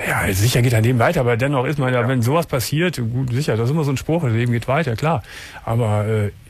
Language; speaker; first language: German; native; German